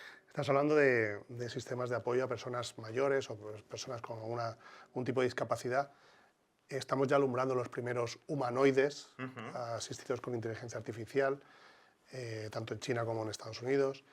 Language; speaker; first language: Spanish; native; Spanish